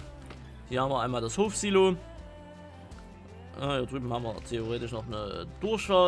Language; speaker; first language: German; native; German